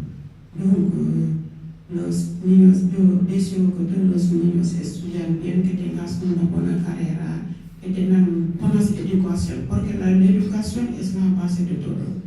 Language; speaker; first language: Spanish; non-native, local second language; Wolof